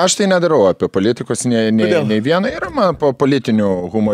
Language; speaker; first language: Lithuanian; native; Lithuanian